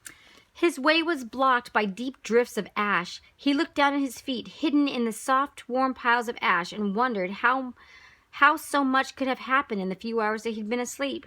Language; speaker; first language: English; native; English